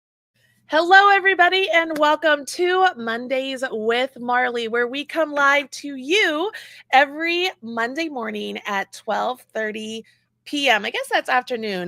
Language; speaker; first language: English; native; English